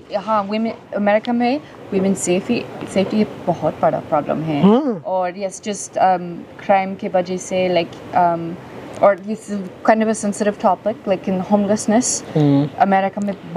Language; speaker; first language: Hindi; non-native, learner; English